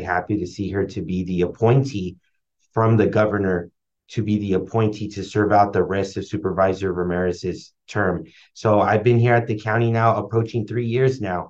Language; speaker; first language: English; early bilingual, other home language; Spanish